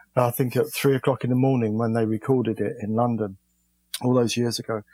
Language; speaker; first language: English; native; English